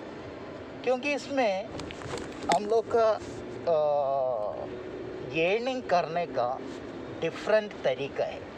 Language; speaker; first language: Hindi; non-native, local second language; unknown